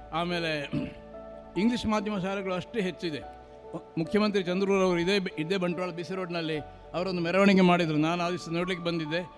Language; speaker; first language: Kannada; non-native, local second language; Marathi